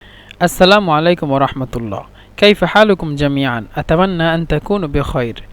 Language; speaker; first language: Arabic; non-native, fluent; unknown